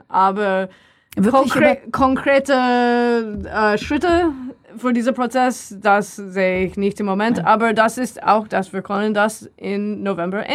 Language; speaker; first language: German; non-native, learner; English